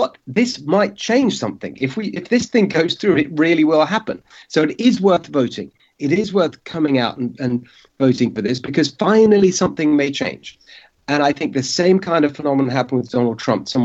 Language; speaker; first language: English; native; English